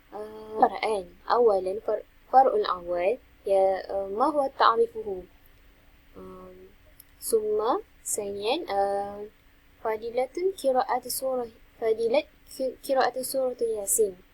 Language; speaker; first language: Arabic; non-native, learner; Malay